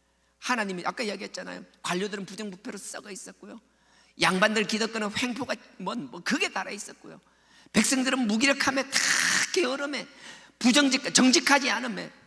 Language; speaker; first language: Korean; native; Korean